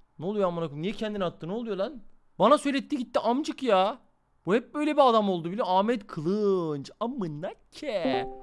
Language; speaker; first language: Turkish; native; Turkish